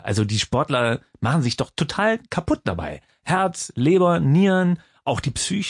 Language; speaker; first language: German; native; German